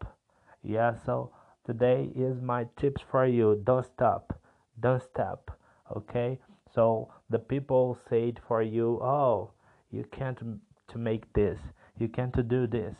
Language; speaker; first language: English; non-native, learner; Portuguese